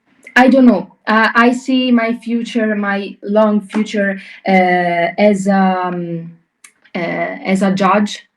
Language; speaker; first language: English; non-native, learner; Italian